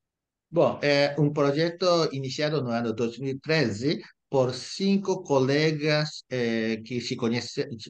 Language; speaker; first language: Portuguese; non-native, fluent; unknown